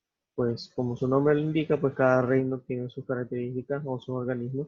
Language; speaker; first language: Spanish; native; Spanish